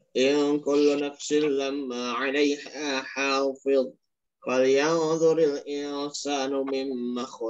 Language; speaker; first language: Arabic; non-native, fluent; Indonesian